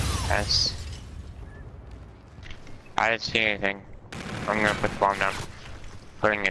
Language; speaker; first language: English; native; English